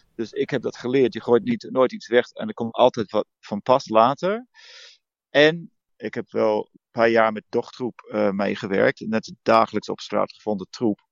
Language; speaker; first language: Dutch; early bilingual, heritage; Dutch